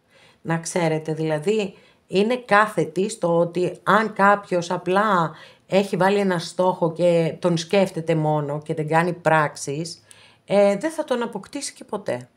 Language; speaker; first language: Greek; native; Greek